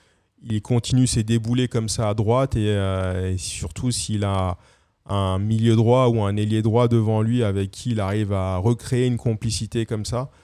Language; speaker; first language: French; native; French